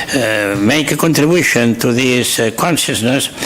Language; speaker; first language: English; non-native, fluent; Catalan